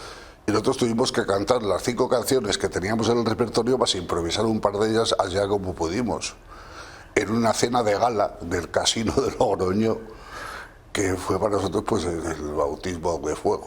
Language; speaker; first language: Spanish; native; Spanish